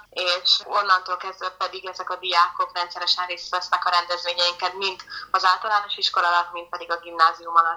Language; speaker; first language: Hungarian; native; Hungarian